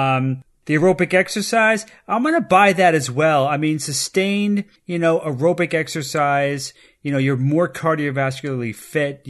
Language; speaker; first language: English; native; English